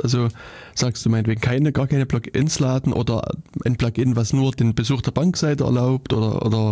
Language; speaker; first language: German; native; German